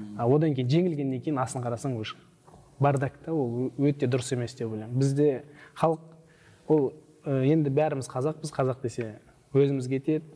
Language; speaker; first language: Kazakh; non-native, local second language; Uzbek